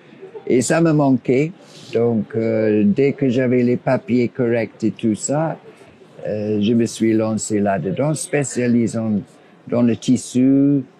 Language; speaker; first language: French; non-native, fluent; English